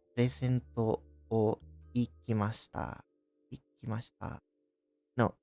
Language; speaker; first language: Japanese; non-native, learner; English